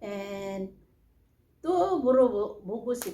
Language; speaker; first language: Korean; non-native, learner; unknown